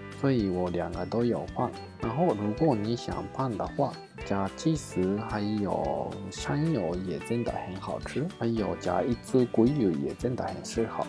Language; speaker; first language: Chinese; non-native, fluent; Japanese